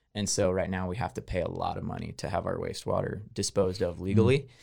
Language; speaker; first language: English; native; English